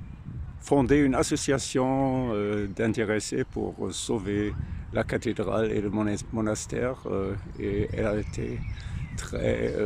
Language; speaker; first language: French; non-native, fluent; German